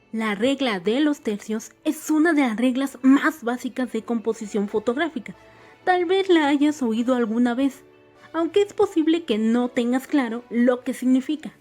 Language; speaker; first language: Spanish; native; Spanish